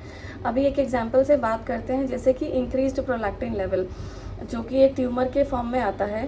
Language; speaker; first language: Hindi; native; Hindi